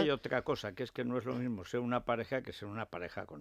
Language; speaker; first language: Spanish; native; Spanish